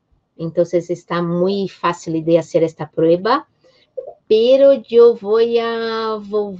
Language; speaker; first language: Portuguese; non-native, fluent; Spanish